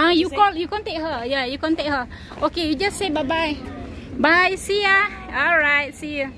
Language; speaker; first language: English; non-native, local second language; Malay